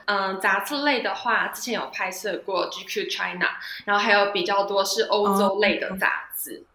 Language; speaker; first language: Chinese; native; Chinese